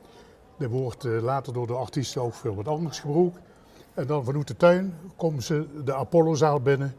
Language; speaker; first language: Dutch; native; Dutch